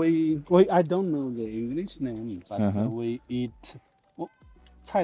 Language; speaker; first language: English; non-native, learner; Chinese